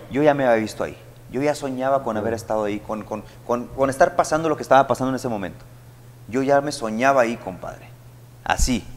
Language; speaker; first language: Spanish; native; Spanish